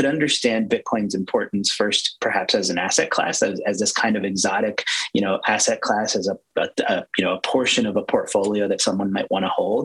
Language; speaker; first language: English; native; English